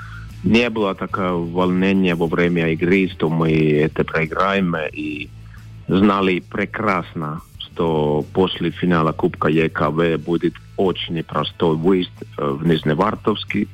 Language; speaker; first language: Russian; non-native, fluent; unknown